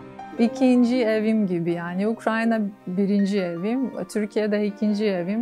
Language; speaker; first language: Turkish; non-native, fluent; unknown